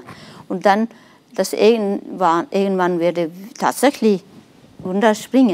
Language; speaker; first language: German; non-native, fluent; Nepali